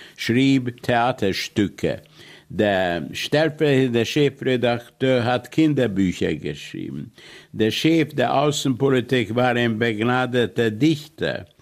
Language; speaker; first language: German; non-native, fluent; Hungarian